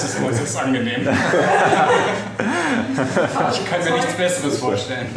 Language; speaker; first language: German; native; German